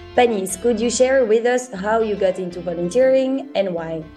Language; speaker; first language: English; non-native, fluent; French